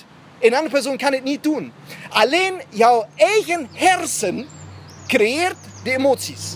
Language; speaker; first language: Dutch; non-native, fluent; German